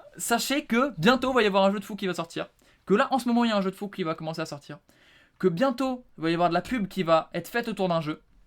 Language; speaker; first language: French; native; French